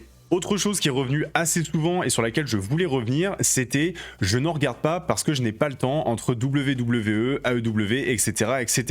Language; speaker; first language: French; native; French